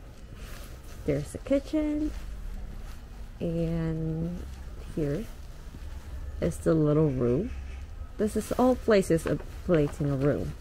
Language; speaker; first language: English; non-native, learner; Korean